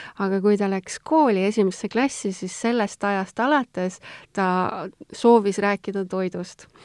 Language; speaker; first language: Estonian; native; Estonian